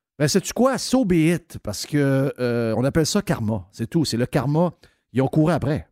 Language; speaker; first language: French; native; French